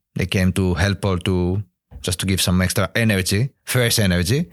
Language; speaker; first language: English; non-native, learner; Greek